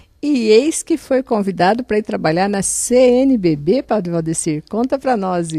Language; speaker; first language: Portuguese; native; Portuguese